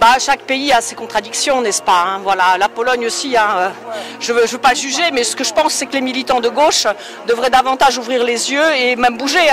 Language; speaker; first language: French; non-native, fluent; Polish